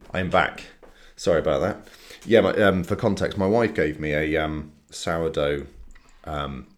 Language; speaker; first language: English; native; English